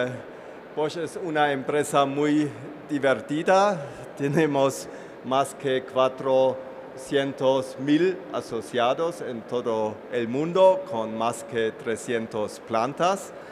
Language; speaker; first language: Spanish; non-native, fluent; German